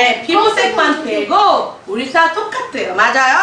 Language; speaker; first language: Korean; non-native, learner; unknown